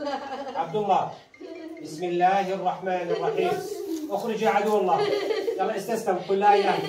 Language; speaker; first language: Arabic; non-native, local second language; Kurdish